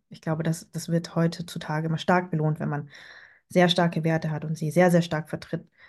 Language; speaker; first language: German; early bilingual, other home language; Vietnamese